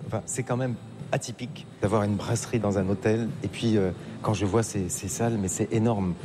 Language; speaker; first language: French; native; French